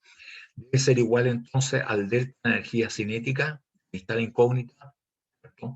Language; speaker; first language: Spanish; native; Spanish